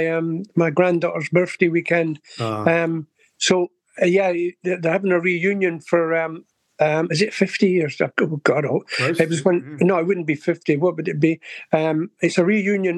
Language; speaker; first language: English; native; English